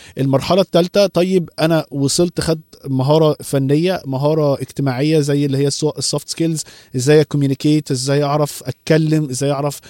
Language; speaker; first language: Arabic; early bilingual, heritage; Arabic